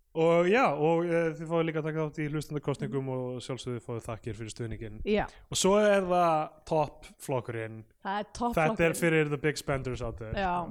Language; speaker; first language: Icelandic; native; Icelandic